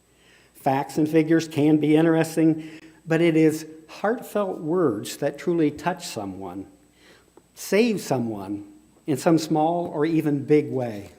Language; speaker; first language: English; native; English